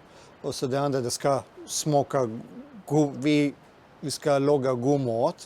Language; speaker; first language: Swedish; non-native, fluent; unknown